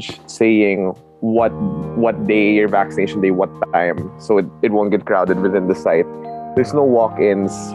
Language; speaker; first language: English; non-native, local second language; Filipino